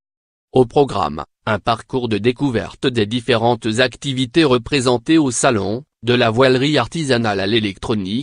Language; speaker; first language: French; native; French